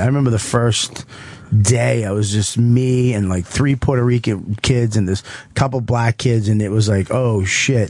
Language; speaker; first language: English; native; English